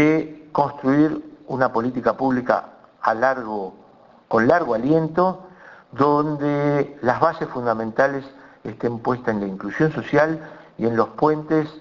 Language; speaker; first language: Spanish; native; Spanish